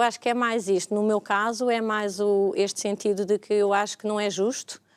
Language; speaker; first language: Portuguese; native; Portuguese